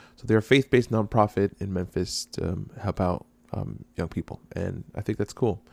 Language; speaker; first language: English; native; English